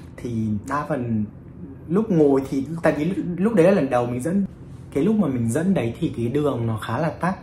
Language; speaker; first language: Vietnamese; native; Vietnamese